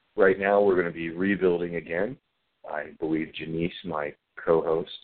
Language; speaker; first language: English; native; English